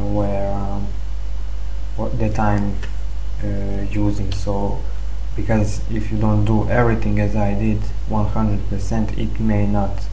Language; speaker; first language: English; non-native, fluent; Serbian